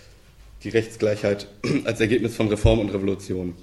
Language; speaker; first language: German; native; German